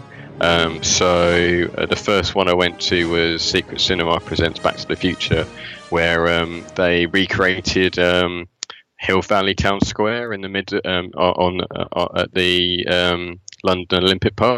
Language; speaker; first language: English; native; English